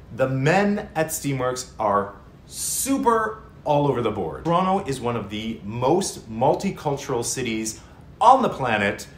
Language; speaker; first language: English; native; English